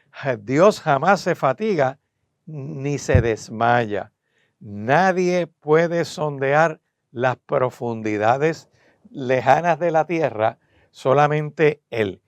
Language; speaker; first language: Spanish; native; Spanish